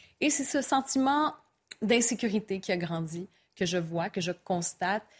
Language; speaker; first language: French; native; French